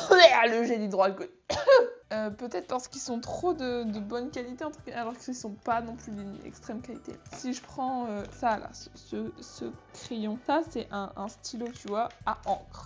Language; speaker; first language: French; native; French